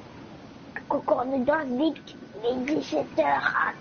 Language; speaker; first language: French; native; French